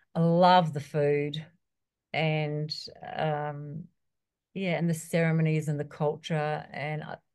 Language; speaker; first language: English; native; English